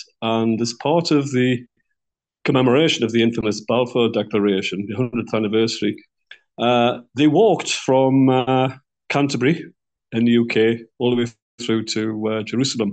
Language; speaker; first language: English; native; English